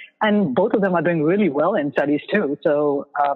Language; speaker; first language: English; non-native, local second language; Bangla